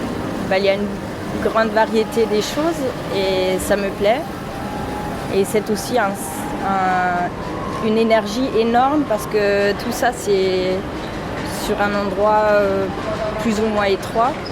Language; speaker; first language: French; non-native, fluent; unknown